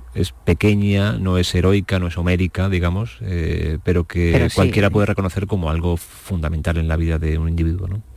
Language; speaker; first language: Spanish; native; Spanish